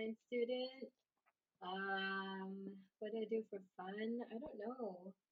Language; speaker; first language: English; non-native, local second language; Malayalam